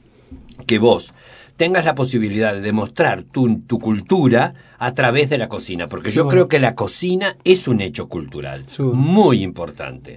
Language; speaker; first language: Spanish; native; Spanish